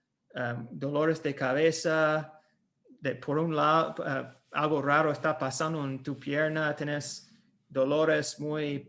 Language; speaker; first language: Spanish; non-native, fluent; English